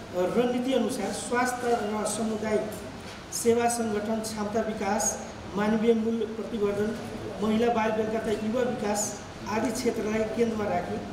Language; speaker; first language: Nepali; native; Nepali